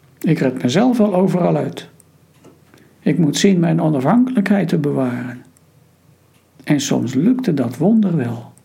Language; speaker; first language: Dutch; native; Dutch